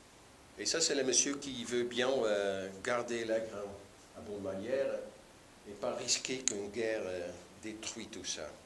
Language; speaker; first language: French; non-native, learner; Dutch